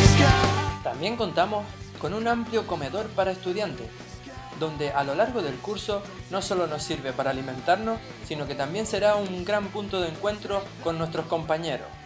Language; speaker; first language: Spanish; native; Spanish